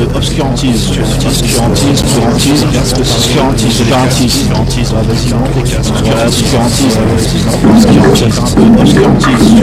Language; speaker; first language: French; native; French